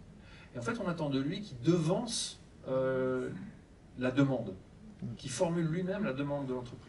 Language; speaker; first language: French; native; French